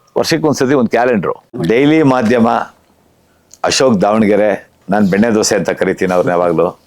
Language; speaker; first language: Kannada; native; Kannada